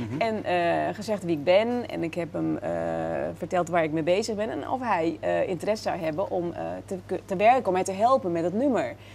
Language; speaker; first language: Dutch; native; Dutch